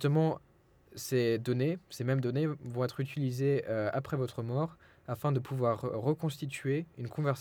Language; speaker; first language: French; non-native, fluent; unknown